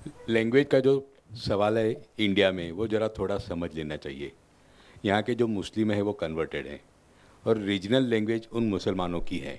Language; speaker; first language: Hindi; non-native, local second language; Marathi